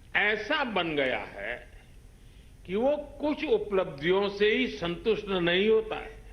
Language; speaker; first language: Hindi; non-native, local second language; Gujarati